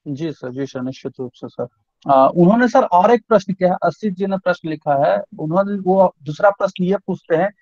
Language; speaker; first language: Hindi; native; Hindi